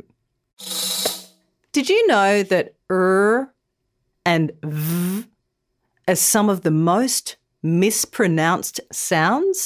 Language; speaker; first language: English; native; English